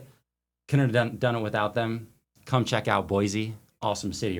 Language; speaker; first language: English; native; English